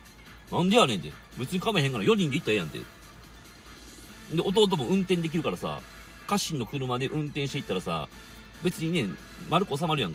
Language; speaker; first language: Japanese; native; Japanese